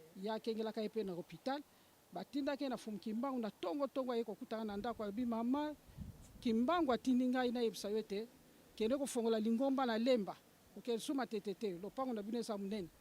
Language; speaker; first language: Lingala; non-native, local second language; Kongo